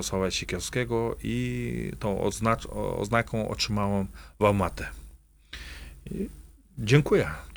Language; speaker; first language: Polish; non-native, fluent; Kazakh